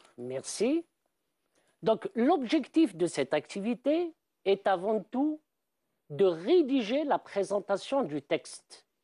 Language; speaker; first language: French; non-native, local second language; Arabic